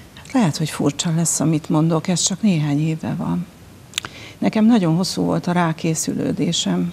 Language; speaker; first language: Hungarian; native; Hungarian